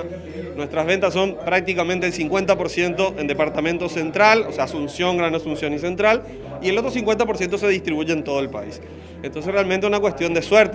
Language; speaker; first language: Spanish; native; Spanish